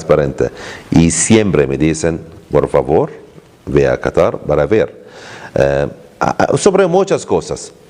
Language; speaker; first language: Spanish; non-native, learner; Arabic